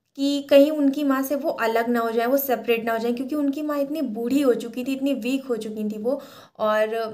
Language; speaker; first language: Hindi; native; Hindi